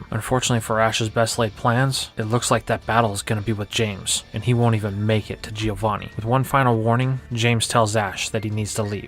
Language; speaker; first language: English; native; English